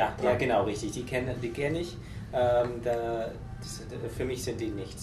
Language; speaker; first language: German; native; German